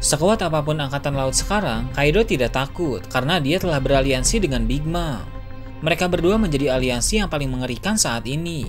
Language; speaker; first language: Indonesian; native; Indonesian